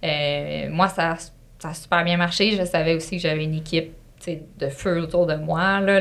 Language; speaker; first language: French; native; French